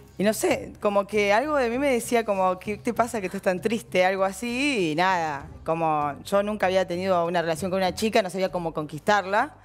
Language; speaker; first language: Spanish; native; Spanish